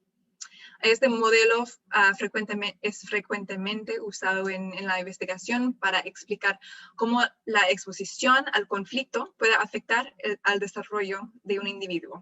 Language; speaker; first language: Spanish; non-native, fluent; English